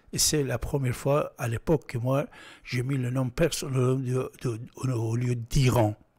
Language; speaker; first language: French; non-native, fluent; Persian